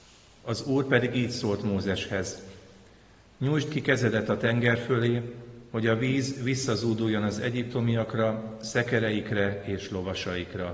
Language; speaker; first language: Hungarian; native; Hungarian